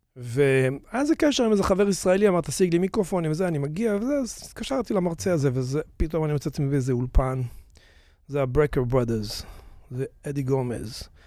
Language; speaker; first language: Hebrew; native; Hebrew